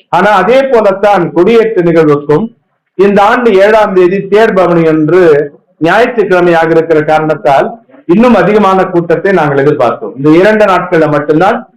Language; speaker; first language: Tamil; native; Tamil